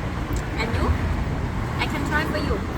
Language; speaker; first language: English; non-native, learner; Thai